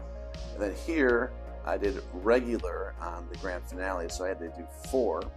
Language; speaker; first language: English; native; English